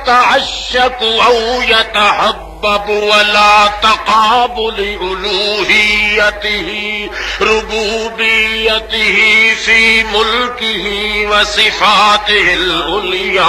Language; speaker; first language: Arabic; non-native, fluent; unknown